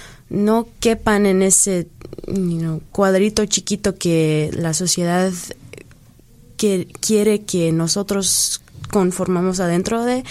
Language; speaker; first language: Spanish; early bilingual, heritage; English